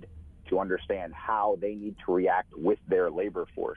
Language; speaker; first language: English; native; English